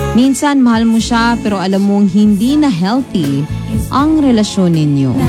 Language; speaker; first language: Filipino; non-native, local second language; Cebuano